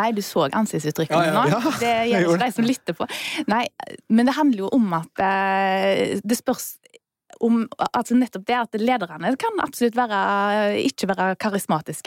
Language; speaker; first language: Norwegian; native; Norwegian